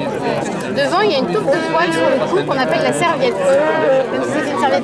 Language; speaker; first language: French; native; French